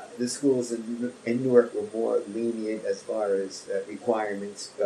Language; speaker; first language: English; native; English